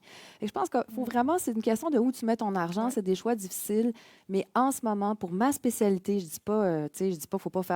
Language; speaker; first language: French; native; French